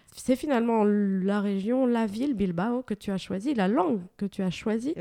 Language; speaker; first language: French; native; French